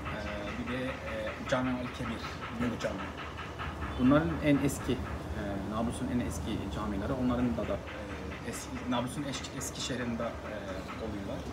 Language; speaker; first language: Turkish; non-native, learner; Arabic